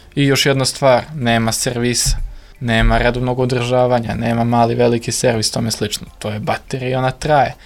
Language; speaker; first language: Serbian; native; Serbian